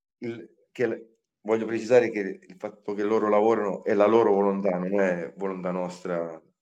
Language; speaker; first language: Italian; native; Italian